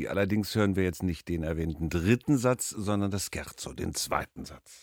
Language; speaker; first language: German; native; German